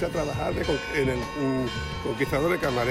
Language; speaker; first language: Spanish; native; Spanish